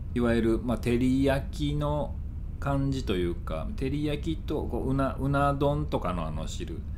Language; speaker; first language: Japanese; native; Japanese